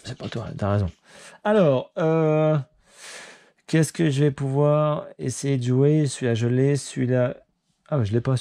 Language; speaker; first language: French; native; French